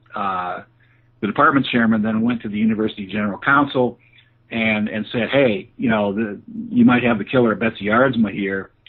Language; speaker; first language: English; native; English